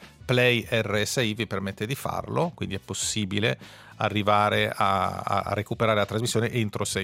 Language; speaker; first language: Italian; native; Italian